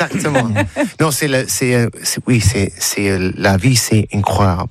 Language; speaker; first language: French; non-native, learner; English